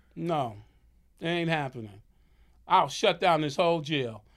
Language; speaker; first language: English; native; English